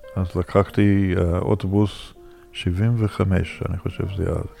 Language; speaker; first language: Hebrew; non-native, fluent; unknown